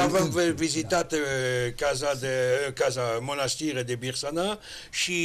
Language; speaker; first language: Romanian; non-native, learner; French